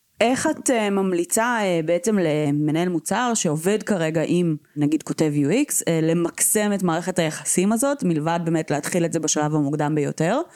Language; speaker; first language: Hebrew; native; Hebrew